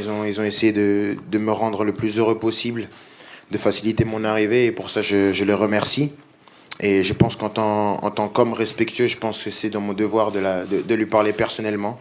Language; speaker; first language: French; native; French